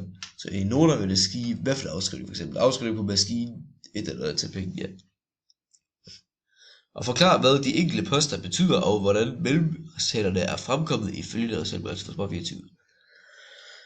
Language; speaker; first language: Danish; native; Danish